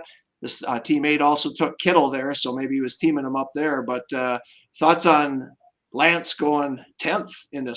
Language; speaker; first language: English; native; English